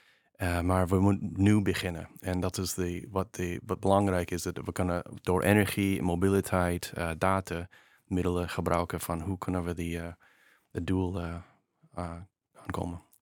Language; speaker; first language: Dutch; non-native, fluent; English